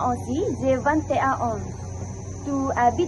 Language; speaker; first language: French; non-native, learner; Malay